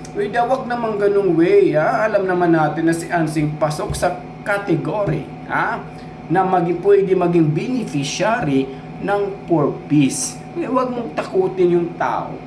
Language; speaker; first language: Filipino; non-native, local second language; Cebuano